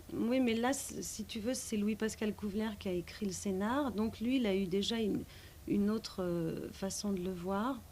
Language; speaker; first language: French; native; French